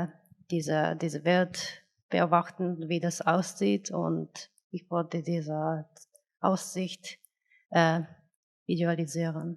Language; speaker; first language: German; non-native, fluent; Japanese